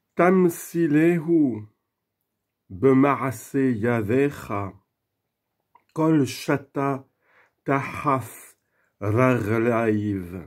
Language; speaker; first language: Hebrew; non-native, learner; French